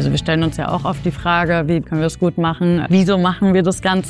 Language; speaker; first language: German; native; German